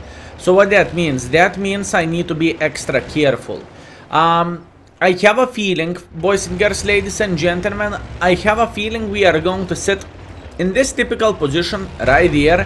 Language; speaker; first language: English; non-native, fluent; Lithuanian